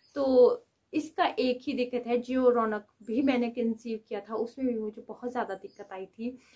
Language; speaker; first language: Hindi; native; Hindi